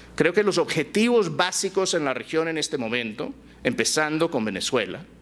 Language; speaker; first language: Spanish; early bilingual, heritage; Spanish